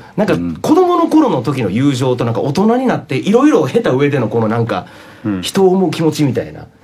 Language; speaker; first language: Japanese; native; Japanese